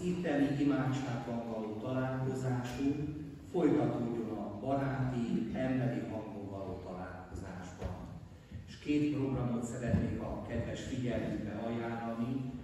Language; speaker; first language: Hungarian; native; Hungarian